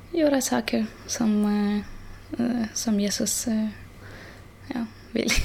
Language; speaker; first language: Swedish; non-native, learner; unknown